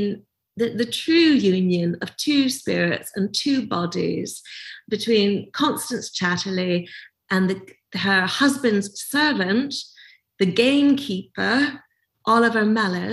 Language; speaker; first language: English; native; English